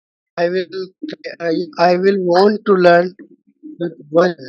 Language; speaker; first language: English; non-native, learner; Hindi